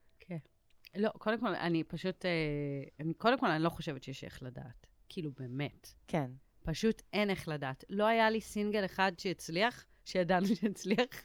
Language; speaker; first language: Hebrew; native; Hebrew